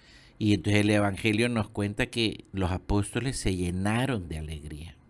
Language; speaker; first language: Spanish; native; Spanish